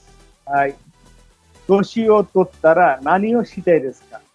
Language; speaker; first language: Japanese; non-native, fluent; Bangla